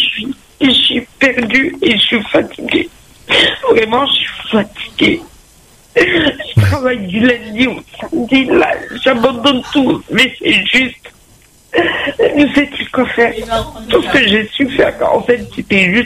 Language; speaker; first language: French; non-native, local second language; Arabic